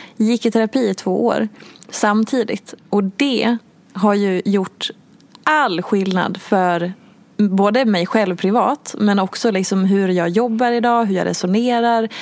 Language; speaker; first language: Swedish; native; Swedish